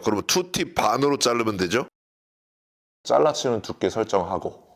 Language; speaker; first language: Korean; native; Korean